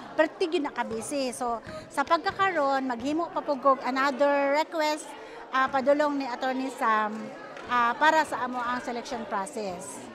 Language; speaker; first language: Cebuano; non-native, local second language; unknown